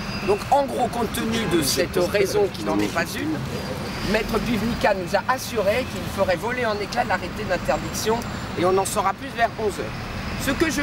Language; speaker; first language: French; native; French